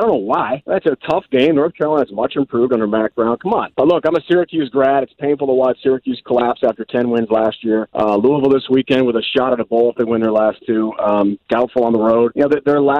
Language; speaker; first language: English; native; English